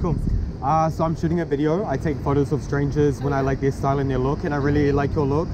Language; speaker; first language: English; native; English